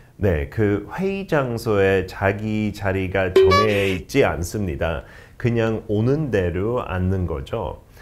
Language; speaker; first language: Korean; non-native, fluent; English